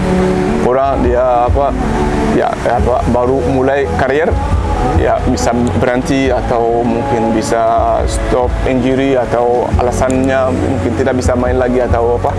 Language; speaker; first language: Indonesian; non-native, learner; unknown